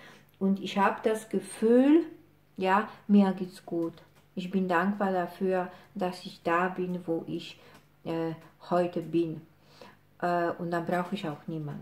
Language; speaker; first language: German; non-native, fluent; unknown